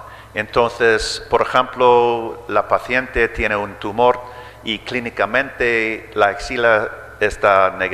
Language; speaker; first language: Spanish; early bilingual, heritage; English